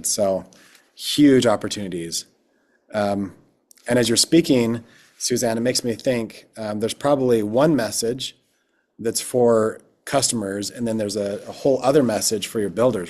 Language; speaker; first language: English; native; English